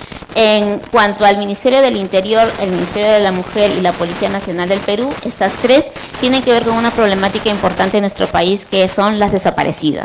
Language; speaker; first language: Spanish; native; Spanish